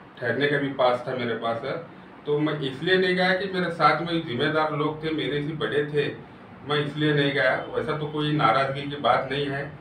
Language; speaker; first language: Hindi; native; Hindi